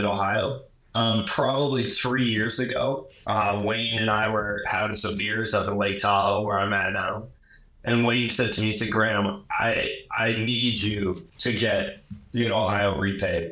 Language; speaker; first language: English; native; English